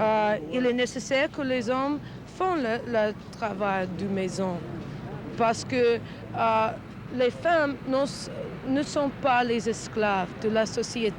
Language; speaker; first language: French; non-native, learner; English